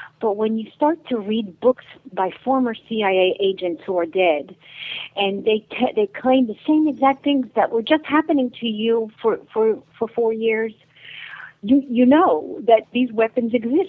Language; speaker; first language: English; native; English